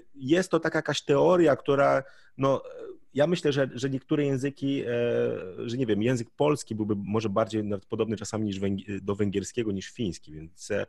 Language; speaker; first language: Polish; native; Polish